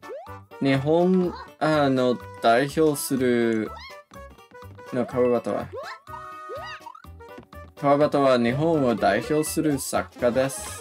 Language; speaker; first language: Japanese; non-native, learner; English